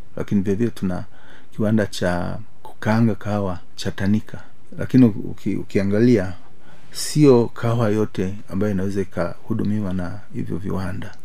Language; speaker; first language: Swahili; native; Swahili